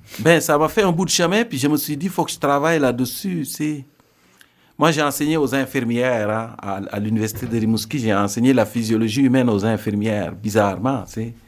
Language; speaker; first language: French; non-native, local second language; Serer